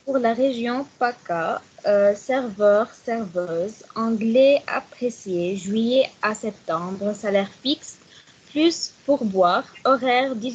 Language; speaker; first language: French; non-native, learner; Arabic